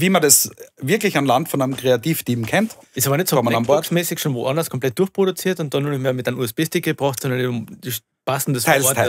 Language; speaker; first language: German; native; German